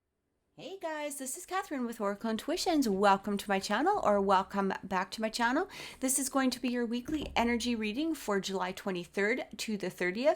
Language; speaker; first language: English; native; English